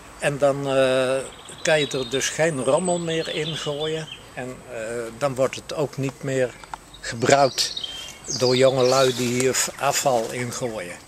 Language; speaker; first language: Dutch; native; Dutch